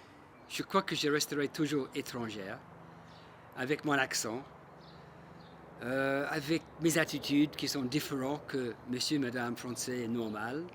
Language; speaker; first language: French; non-native, fluent; English